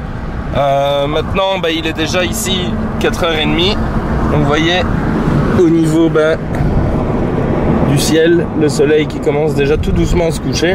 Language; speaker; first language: French; native; French